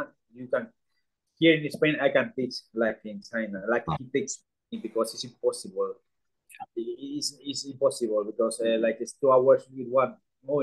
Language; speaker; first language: English; non-native, learner; Spanish